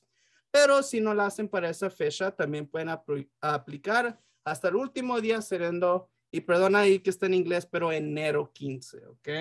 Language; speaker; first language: Spanish; early bilingual, heritage; Spanish